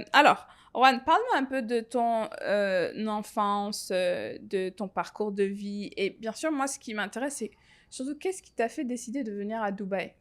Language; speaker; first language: French; native; French